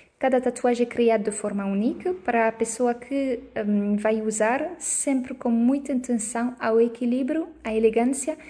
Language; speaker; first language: Portuguese; non-native, fluent; French